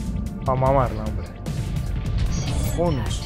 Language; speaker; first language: Spanish; native; Spanish